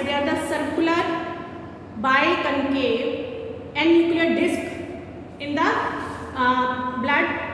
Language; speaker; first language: English; non-native, local second language; Hindi